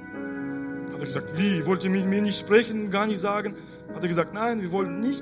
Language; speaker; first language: German; non-native, fluent; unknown